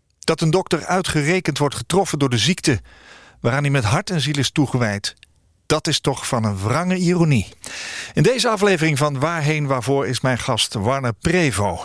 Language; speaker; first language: Dutch; native; Dutch